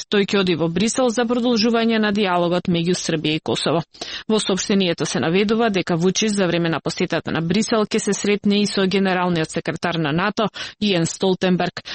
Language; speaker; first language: Macedonian; native; Macedonian